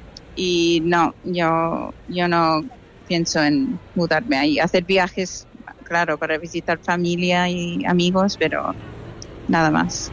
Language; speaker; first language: Spanish; non-native, fluent; English